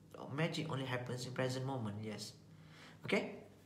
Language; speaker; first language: English; non-native, local second language; Malay